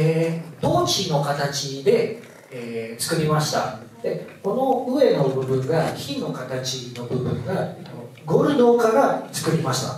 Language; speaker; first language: Japanese; non-native, fluent; Indonesian